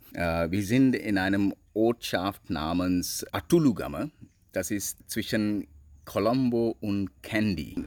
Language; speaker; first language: German; non-native, fluent; Sinhala